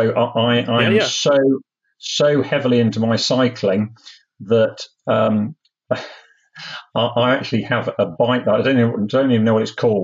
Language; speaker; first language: English; native; English